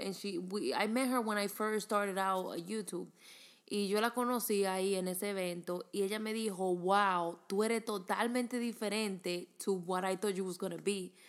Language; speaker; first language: English; early bilingual, other home language; Spanish